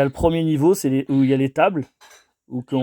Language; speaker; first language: French; native; French